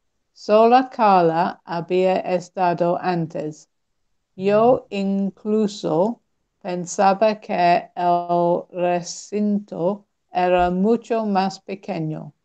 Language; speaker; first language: Spanish; non-native, learner; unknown